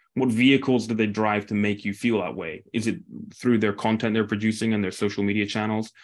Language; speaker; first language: English; native; English